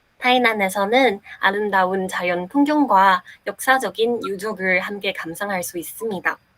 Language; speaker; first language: Korean; non-native, fluent; Chinese